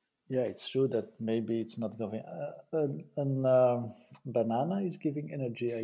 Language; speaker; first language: English; non-native, learner; Dutch